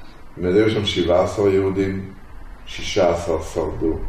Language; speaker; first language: Hebrew; early bilingual, other home language; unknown